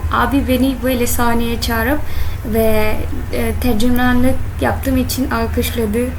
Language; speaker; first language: Turkish; non-native, learner; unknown